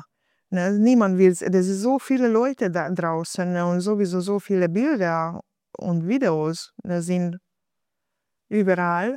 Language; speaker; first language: German; non-native, fluent; Hungarian